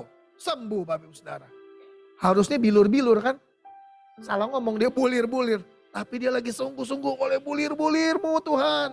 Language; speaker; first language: Indonesian; native; Indonesian